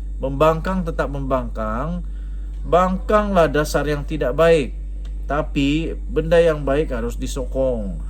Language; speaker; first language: Malay; non-native, local second language; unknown